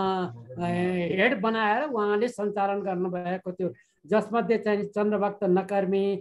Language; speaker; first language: Nepali; native; Nepali